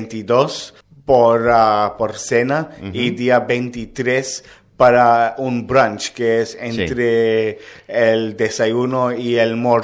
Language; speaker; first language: Spanish; non-native, learner; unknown